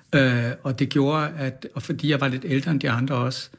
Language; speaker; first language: Danish; native; Danish